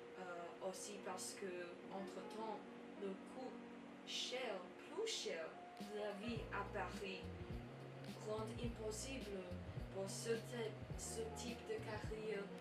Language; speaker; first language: French; non-native, learner; English